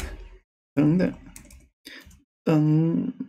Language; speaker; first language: Chinese; non-native, learner; English